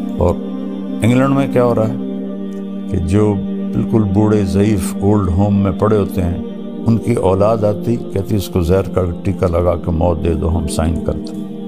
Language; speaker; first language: Urdu; non-native, local second language; Punjabi